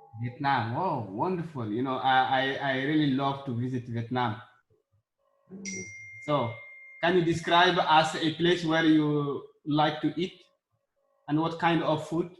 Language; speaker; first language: English; non-native, learner; Arabic